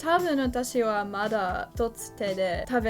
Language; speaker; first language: Japanese; non-native, learner; English